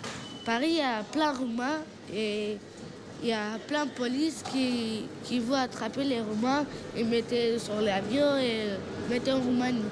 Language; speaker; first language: French; non-native, learner; Romanian